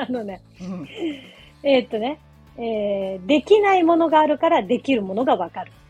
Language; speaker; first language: Japanese; native; Japanese